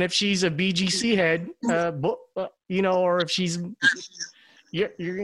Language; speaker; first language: English; non-native, local second language; Filipino